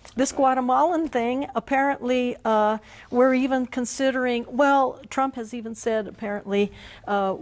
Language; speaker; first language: English; native; English